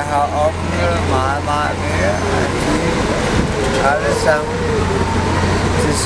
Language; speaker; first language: Danish; non-native, fluent; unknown